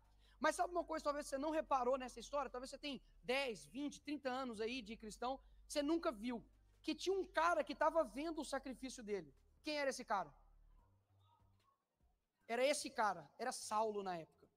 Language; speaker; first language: Portuguese; native; Portuguese